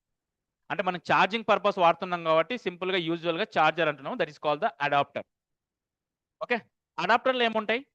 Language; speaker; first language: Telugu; native; Telugu